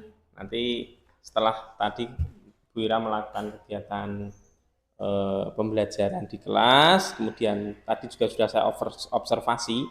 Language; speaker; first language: Indonesian; native; Indonesian